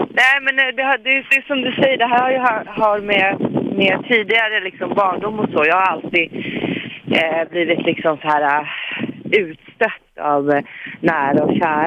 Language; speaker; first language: Swedish; native; Swedish